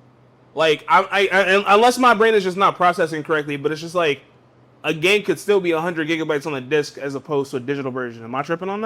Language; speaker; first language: English; native; English